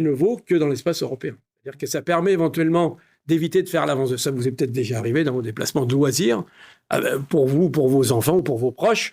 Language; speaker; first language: French; native; French